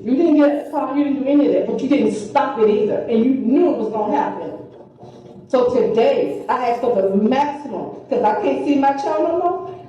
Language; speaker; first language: English; native; English